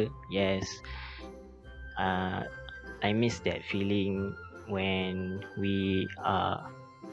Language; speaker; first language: English; non-native, local second language; Malay